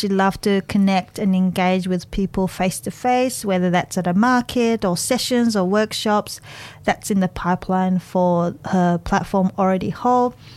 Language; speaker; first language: English; non-native, fluent; Japanese